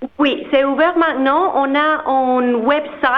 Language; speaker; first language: French; non-native, learner; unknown